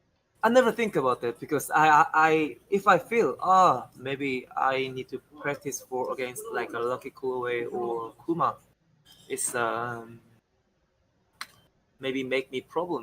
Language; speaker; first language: English; non-native, learner; Korean